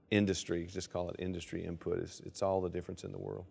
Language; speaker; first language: English; native; English